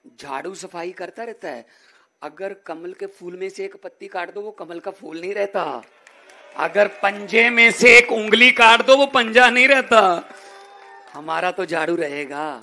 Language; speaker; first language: Hindi; non-native, local second language; Punjabi